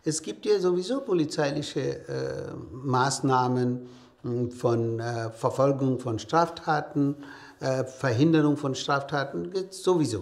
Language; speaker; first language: German; non-native, fluent; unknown